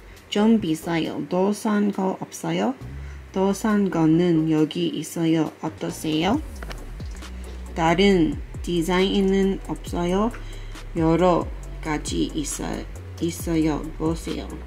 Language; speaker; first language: Korean; non-native, learner; English